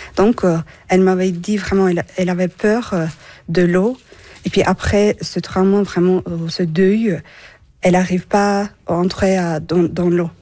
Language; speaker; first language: French; non-native, learner; Turkish